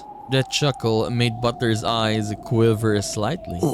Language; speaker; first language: English; native; English